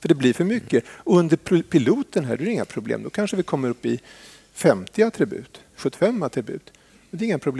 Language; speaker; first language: Swedish; native; Swedish